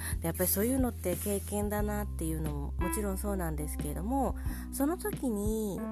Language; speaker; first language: Japanese; native; Japanese